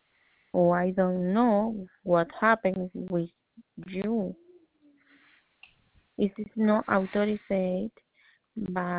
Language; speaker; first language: English; non-native, learner; Spanish